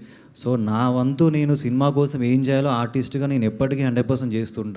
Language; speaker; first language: Telugu; native; Telugu